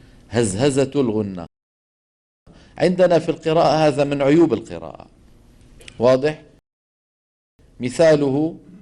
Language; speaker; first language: Arabic; native; Arabic